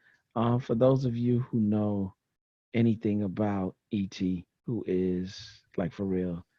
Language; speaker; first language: English; native; English